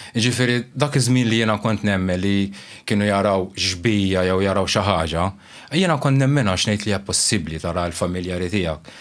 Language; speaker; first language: Maltese; early bilingual, other home language; Romanian